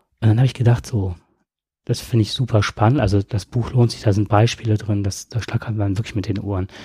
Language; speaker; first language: German; native; German